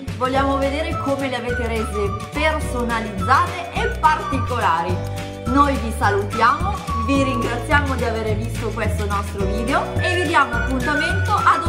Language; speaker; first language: Italian; native; Italian